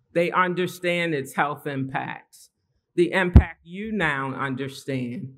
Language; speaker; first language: English; native; English